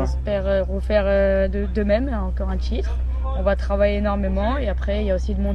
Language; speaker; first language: French; native; French